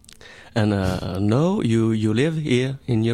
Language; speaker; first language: English; non-native, learner; French